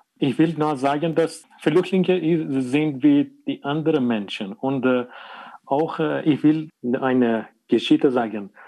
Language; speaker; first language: German; non-native, learner; Persian